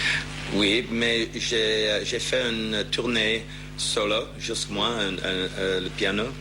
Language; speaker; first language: French; non-native, learner; English